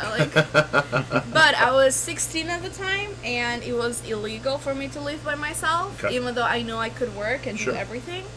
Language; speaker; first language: English; non-native, fluent; Albanian